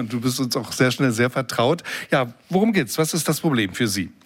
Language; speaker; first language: German; native; German